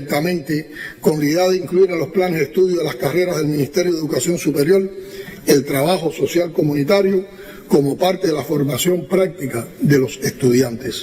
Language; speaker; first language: Spanish; native; Spanish